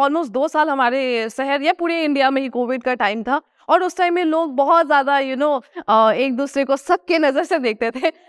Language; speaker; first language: Hindi; non-native, local second language; Nepali